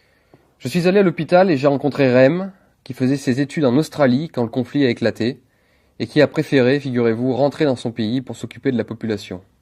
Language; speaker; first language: French; native; French